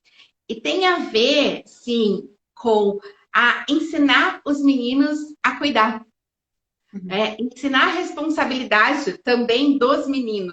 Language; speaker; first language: Portuguese; native; Portuguese